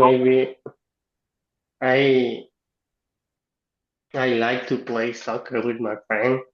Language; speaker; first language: English; non-native, learner; Spanish